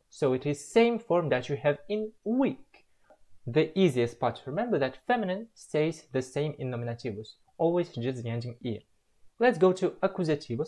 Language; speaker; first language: English; non-native, fluent; Russian